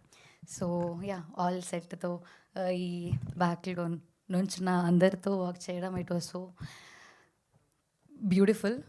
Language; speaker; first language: Telugu; non-native, learner; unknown